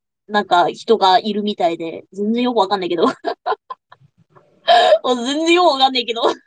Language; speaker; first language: Japanese; non-native, fluent; English